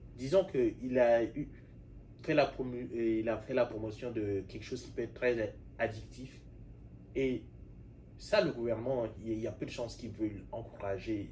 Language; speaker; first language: French; native; French